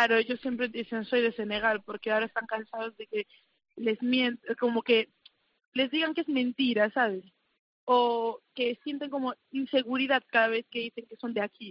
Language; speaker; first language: Spanish; early bilingual, other home language; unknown